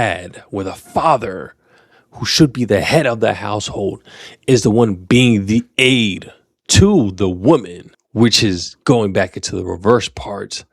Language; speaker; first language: English; native; English